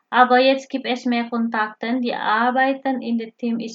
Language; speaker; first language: German; non-native, fluent; Indonesian